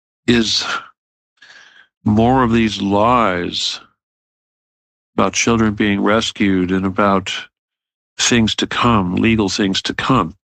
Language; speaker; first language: English; native; English